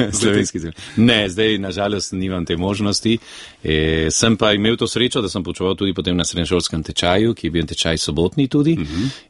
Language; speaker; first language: Slovenian; early bilingual, heritage; Slovenian